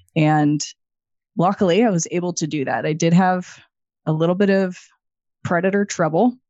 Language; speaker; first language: English; native; English